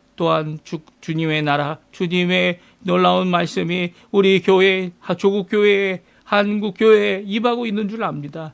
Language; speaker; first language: Korean; native; Korean